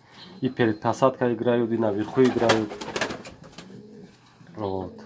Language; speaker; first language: Russian; non-native, local second language; Tajik